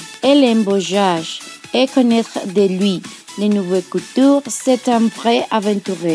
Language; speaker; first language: French; non-native, learner; Spanish